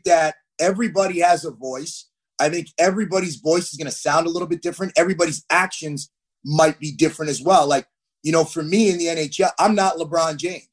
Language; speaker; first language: English; native; English